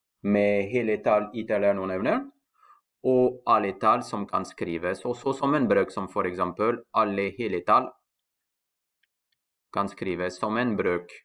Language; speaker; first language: Norwegian; non-native, fluent; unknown